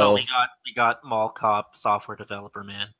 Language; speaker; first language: English; native; English